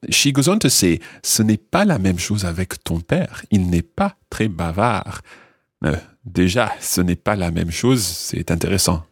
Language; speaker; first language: French; non-native, fluent; English